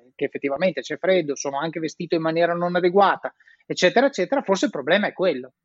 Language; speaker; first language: Italian; native; Italian